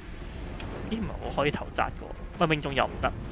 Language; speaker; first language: Chinese; native; Chinese